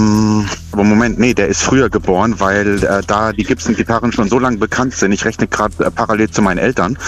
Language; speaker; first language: German; native; German